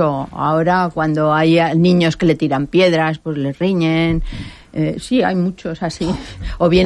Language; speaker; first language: Spanish; native; Spanish